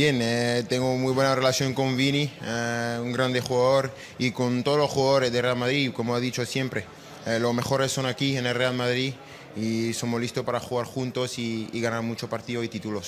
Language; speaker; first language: Spanish; non-native, fluent; French